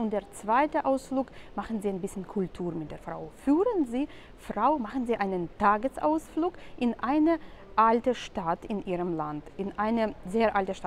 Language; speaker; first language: German; non-native, fluent; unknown